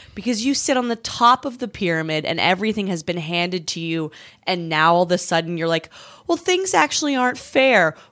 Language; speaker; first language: English; native; English